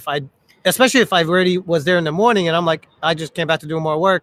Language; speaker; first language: English; early bilingual, other home language; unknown